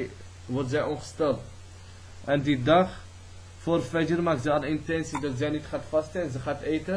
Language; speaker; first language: Dutch; early bilingual, other home language; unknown